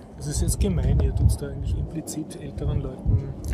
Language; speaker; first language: German; native; German